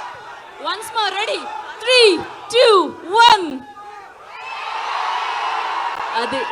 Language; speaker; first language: Telugu; native; Telugu